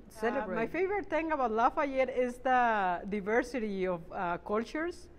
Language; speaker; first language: English; non-native, fluent; Spanish